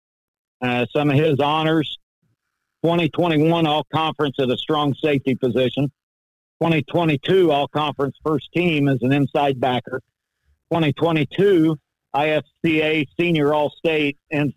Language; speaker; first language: English; native; English